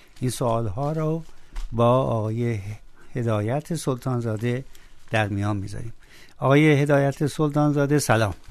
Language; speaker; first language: Persian; non-native, local second language; Azerbaijani